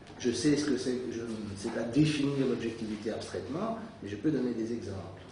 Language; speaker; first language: French; native; French